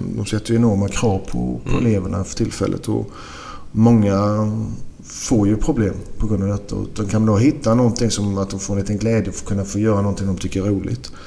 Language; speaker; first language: Swedish; native; Swedish